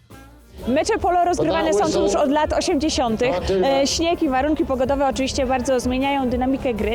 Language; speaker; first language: Polish; native; Polish